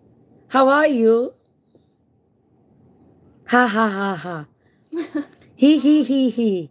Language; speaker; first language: English; non-native, learner; Filipino